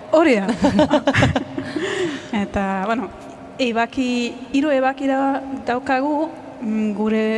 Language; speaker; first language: Basque; non-native, fluent; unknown